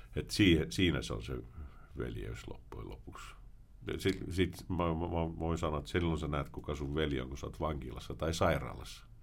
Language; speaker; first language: Finnish; early bilingual, heritage; Finnish